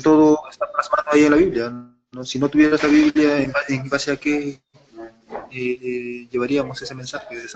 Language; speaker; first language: Spanish; native; Spanish